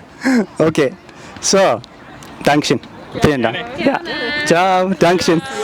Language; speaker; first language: German; non-native, learner; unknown